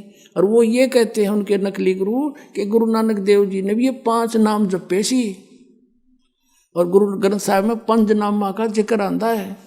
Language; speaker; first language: Hindi; native; Hindi